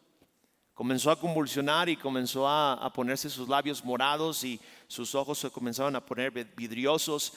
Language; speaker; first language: Spanish; native; Spanish